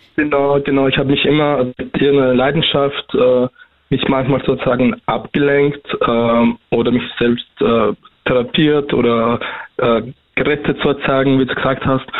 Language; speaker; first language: German; non-native, fluent; Arabic